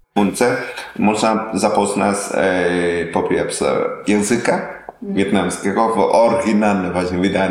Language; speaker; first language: Polish; non-native, learner; Vietnamese